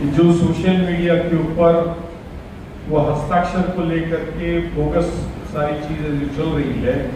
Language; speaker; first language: Hindi; non-native, local second language; Marathi